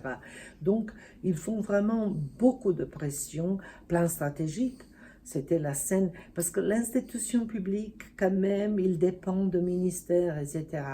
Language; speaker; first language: French; non-native, fluent; Serbian